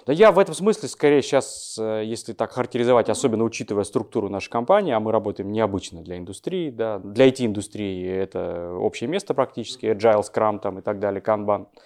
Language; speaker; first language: Russian; native; Russian